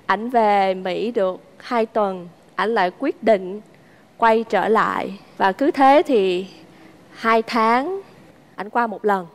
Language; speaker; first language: Vietnamese; native; Vietnamese